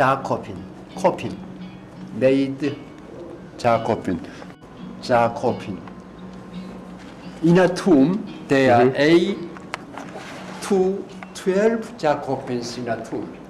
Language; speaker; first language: English; non-native, learner; Korean